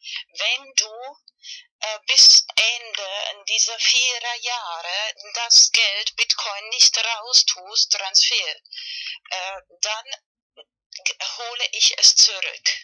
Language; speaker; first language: German; non-native, learner; Spanish